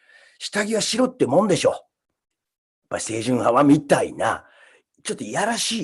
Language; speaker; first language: Japanese; native; Japanese